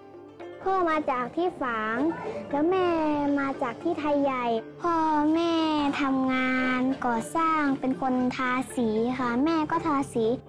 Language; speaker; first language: Thai; early bilingual, other home language; Shan